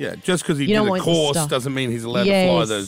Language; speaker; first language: English; native; English